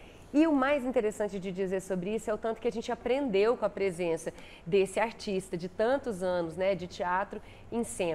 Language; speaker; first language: Portuguese; native; Portuguese